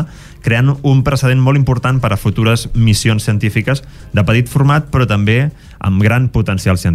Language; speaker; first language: Catalan; native; Catalan